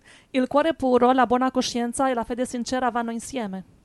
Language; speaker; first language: Italian; native; Italian